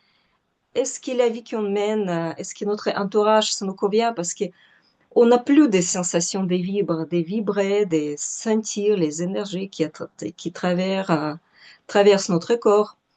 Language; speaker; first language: French; non-native, fluent; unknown